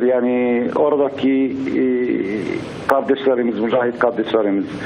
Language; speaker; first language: Turkish; non-native, fluent; Arabic